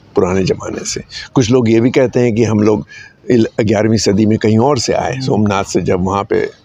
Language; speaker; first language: Hindi; native; Hindi